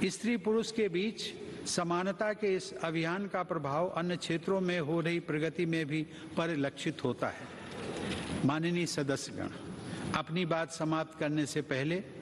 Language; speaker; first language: Hindi; native; Hindi